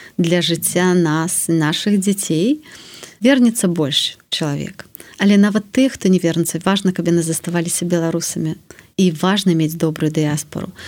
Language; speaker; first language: Belarusian; native; Belarusian